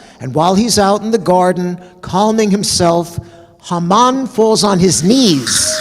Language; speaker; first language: English; native; English